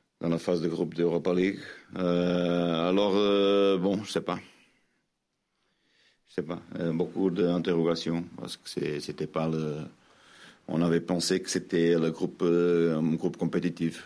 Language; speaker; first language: French; non-native, fluent; Portuguese